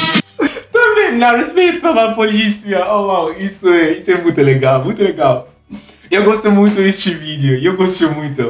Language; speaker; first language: Portuguese; non-native, learner; English